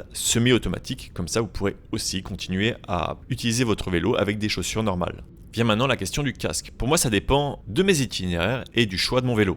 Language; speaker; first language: French; native; French